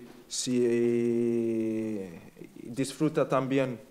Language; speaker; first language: Spanish; non-native, learner; English